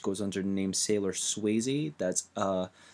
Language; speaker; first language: English; native; English